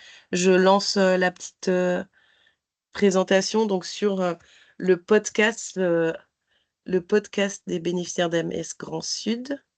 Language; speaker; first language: French; native; French